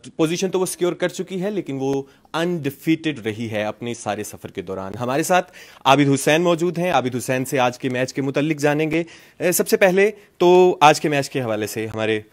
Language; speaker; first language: Urdu; native; Urdu